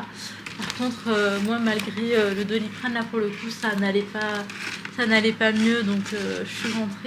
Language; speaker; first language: French; native; French